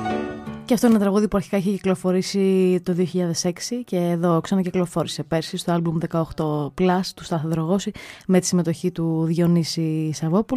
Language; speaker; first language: Greek; native; Greek